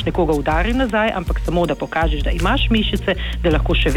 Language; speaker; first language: Slovenian; native; Slovenian